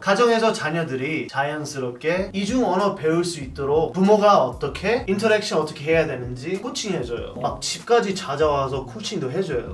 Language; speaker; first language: Korean; non-native, fluent; English